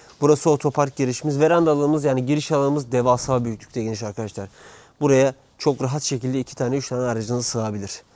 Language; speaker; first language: Turkish; native; Turkish